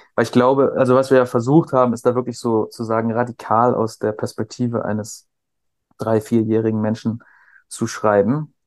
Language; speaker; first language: German; native; German